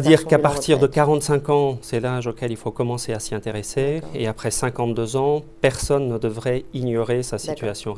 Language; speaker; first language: French; native; French